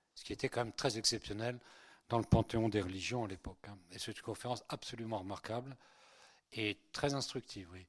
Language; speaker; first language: French; early bilingual, other home language; Spanish